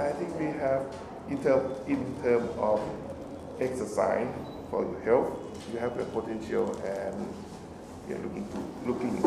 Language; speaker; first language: English; non-native, fluent; Thai